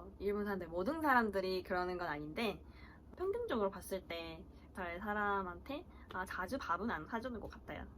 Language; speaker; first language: Korean; early bilingual, heritage; Korean